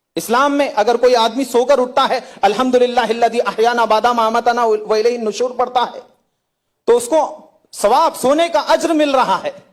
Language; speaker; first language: Hindi; native; Hindi